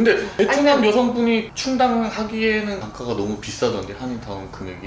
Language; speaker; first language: Korean; native; Korean